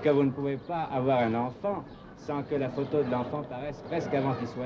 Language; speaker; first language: French; native; French